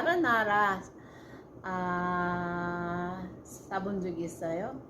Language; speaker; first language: Korean; non-native, learner; Cebuano